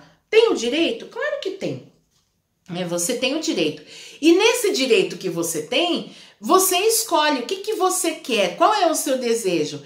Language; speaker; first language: Portuguese; native; Portuguese